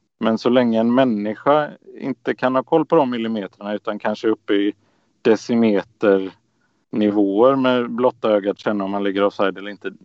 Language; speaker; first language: Swedish; native; Swedish